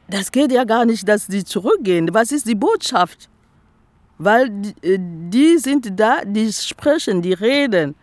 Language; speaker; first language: German; non-native, fluent; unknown